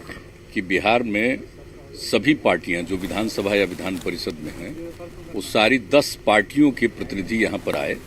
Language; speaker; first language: Hindi; native; Hindi